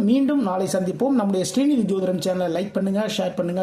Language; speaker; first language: Tamil; native; Tamil